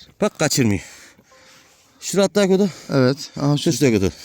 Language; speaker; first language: Turkish; native; Turkish